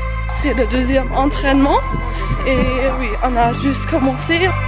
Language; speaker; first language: French; non-native, fluent; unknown